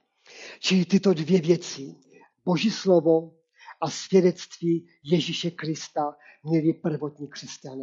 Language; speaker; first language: Czech; non-native, local second language; Polish